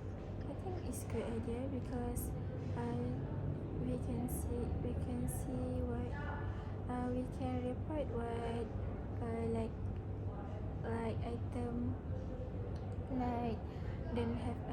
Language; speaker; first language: English; non-native, learner; Malay